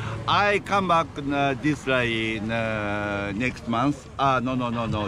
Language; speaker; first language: English; non-native, learner; Japanese